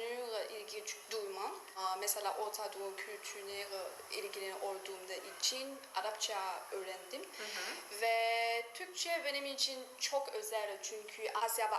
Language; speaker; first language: Turkish; non-native, learner; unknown